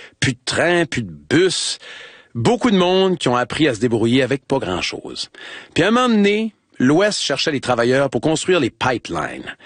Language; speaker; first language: French; native; French